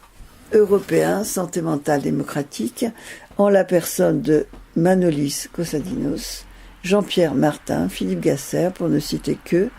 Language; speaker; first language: French; native; French